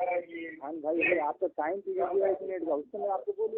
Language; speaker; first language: Hindi; native; Hindi